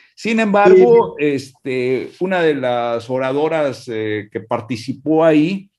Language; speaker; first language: Spanish; native; Spanish